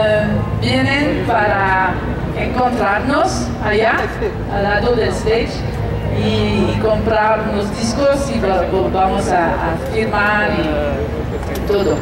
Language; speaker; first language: Spanish; non-native, learner; French